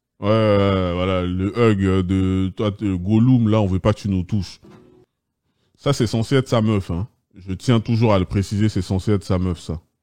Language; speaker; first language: French; native; French